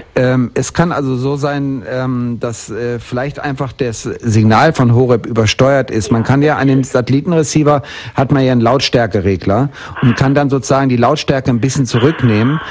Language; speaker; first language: German; native; German